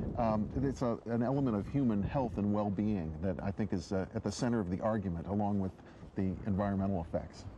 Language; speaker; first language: English; native; English